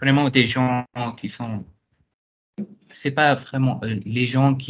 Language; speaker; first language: French; non-native, fluent; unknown